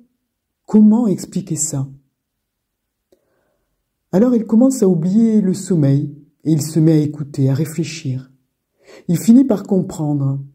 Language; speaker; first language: French; native; French